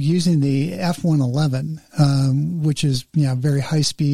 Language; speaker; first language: English; native; English